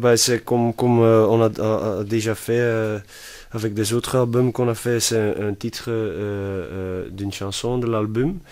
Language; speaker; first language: French; non-native, fluent; Dutch